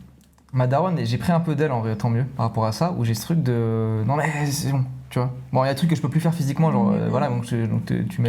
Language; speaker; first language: French; native; French